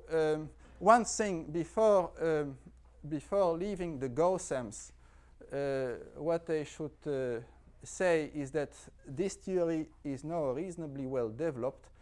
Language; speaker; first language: English; non-native, fluent; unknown